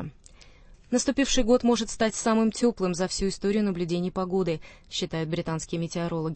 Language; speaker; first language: Russian; native; Russian